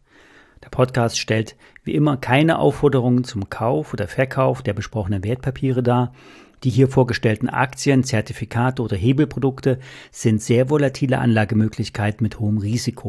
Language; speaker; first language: German; native; German